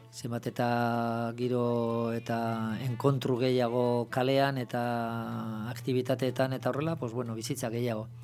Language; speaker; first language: Basque; non-native, local second language; Spanish